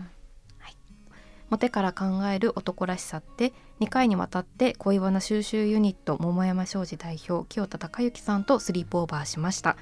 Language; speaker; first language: Japanese; native; Japanese